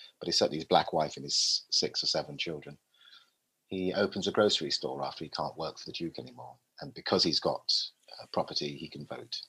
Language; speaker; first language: English; native; English